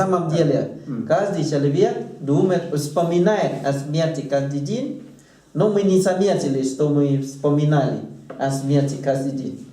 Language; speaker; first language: Russian; non-native, learner; Thai